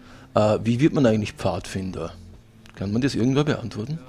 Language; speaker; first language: German; native; German